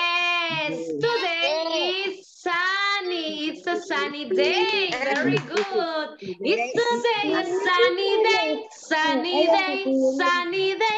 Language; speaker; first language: English; non-native, learner; Spanish